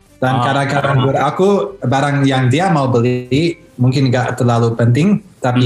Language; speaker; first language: Indonesian; early bilingual, heritage; Indonesian